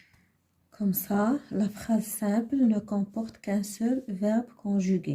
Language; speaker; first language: French; non-native, learner; Arabic